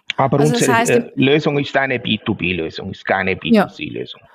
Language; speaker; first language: German; non-native, fluent; Italian